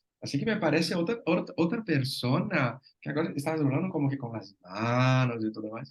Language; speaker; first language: Spanish; non-native, fluent; Portuguese